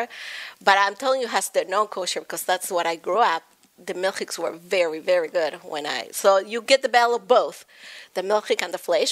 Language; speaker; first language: English; non-native, fluent; Spanish